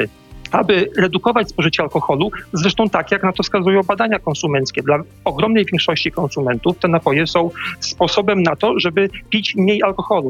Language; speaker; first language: Polish; native; Polish